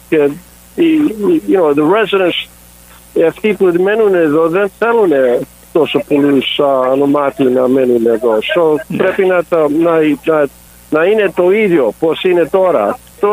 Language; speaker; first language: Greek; early bilingual, heritage; English